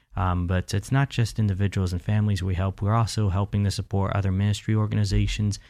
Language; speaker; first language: English; native; English